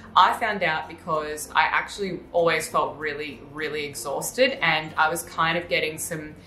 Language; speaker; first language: English; native; English